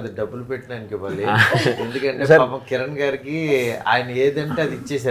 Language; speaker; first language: Telugu; native; Telugu